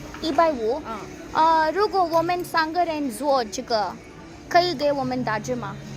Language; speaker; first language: Chinese; non-native, learner; Kannada